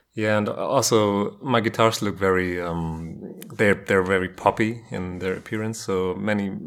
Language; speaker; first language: English; non-native, fluent; German